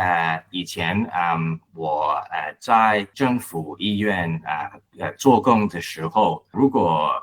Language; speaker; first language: Chinese; non-native, learner; Cantonese